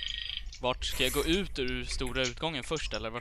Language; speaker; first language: Swedish; native; Swedish